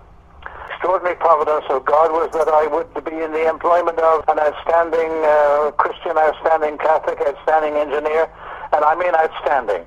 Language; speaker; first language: English; native; English